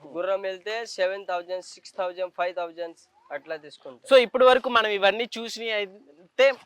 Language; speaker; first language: Telugu; non-native, local second language; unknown